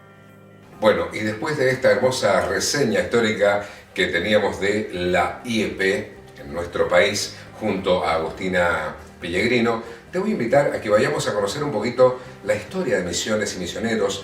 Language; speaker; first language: Spanish; native; Spanish